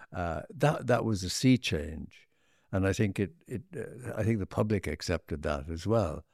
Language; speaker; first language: English; native; English